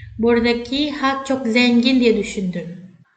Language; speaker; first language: Turkish; non-native, fluent; Indonesian